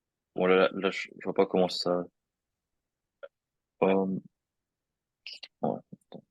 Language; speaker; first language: French; non-native, fluent; English